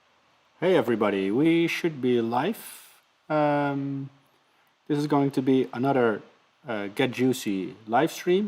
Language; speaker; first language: English; non-native, fluent; Dutch